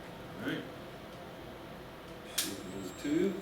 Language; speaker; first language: English; native; English